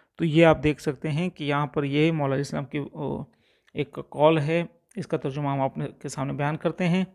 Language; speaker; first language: Urdu; non-native, local second language; Punjabi